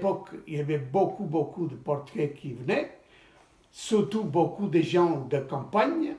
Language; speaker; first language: French; non-native, fluent; Portuguese